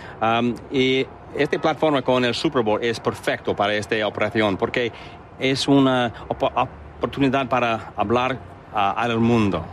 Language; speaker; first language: Spanish; non-native, learner; English